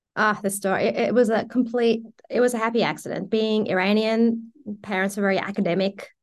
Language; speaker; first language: English; early bilingual, other home language; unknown